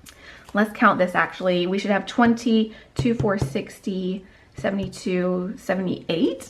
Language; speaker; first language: English; native; English